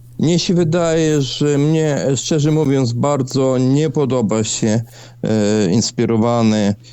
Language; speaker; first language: Polish; non-native, fluent; Ukrainian